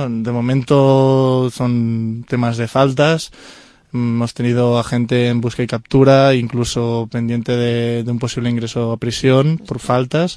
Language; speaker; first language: Spanish; native; Spanish